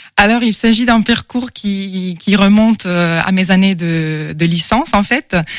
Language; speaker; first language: French; non-native, fluent; Italian